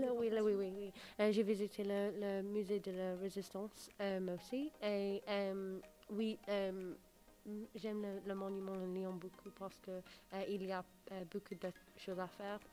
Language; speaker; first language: French; non-native, learner; English